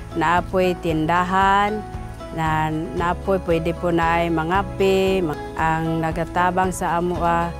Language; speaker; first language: Cebuano; non-native, local second language; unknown